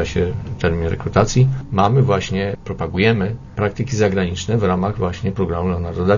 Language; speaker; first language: Polish; native; Polish